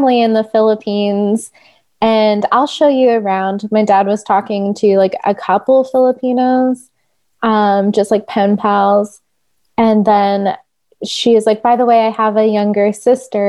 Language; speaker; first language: English; native; English